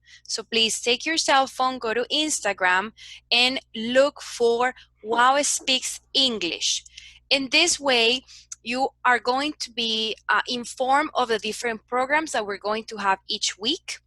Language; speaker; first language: English; non-native, fluent; Spanish